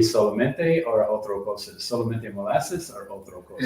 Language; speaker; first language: Spanish; non-native, learner; English